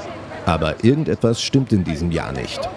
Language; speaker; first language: German; native; German